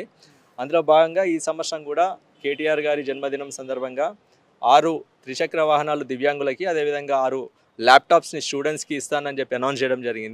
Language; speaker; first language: Telugu; native; Telugu